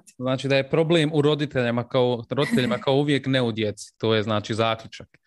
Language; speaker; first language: Croatian; early bilingual, heritage; Bosnian